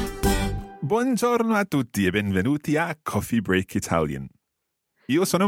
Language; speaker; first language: Italian; non-native, fluent; English